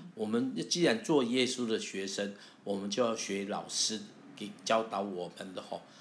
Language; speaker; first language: Chinese; native; Chinese